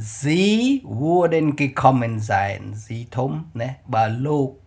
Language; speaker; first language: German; non-native, fluent; Khmer